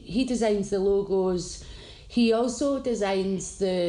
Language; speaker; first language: English; native; English